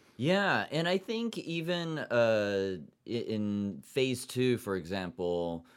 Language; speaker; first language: English; early bilingual, other home language; Japanese